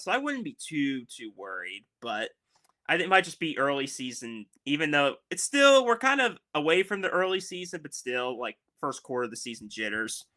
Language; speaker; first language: English; native; English